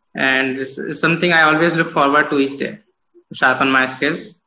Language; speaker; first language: English; non-native, local second language; Hindi